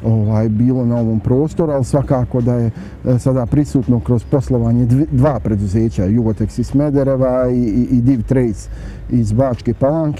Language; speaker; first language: Bosnian; native; Bosnian